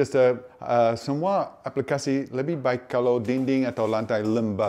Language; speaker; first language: Indonesian; non-native, learner; English